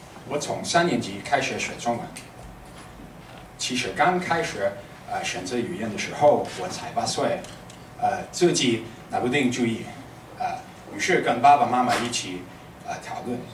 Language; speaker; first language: Chinese; non-native, fluent; English